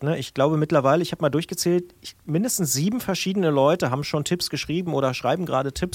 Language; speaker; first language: German; native; German